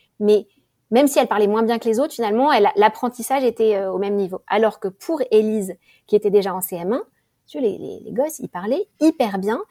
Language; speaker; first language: French; native; French